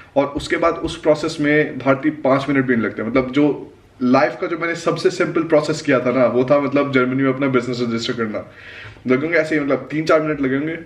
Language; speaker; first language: Hindi; native; Hindi